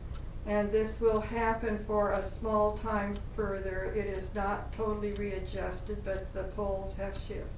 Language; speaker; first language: English; native; English